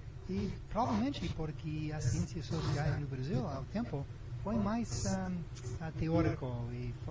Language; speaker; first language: Portuguese; non-native, learner; English